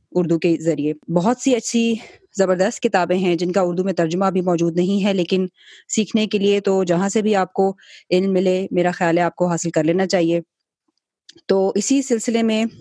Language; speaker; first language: Urdu; native; Urdu